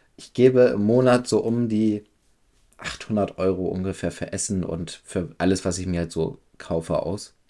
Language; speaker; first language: German; native; German